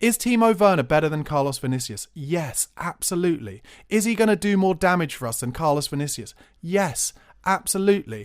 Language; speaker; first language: English; native; English